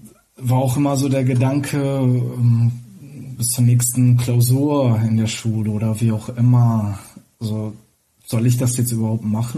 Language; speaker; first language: German; early bilingual, other home language; Armenian